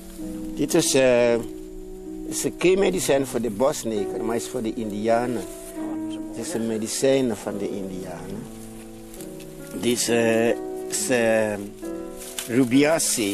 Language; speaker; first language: Dutch; non-native, local second language; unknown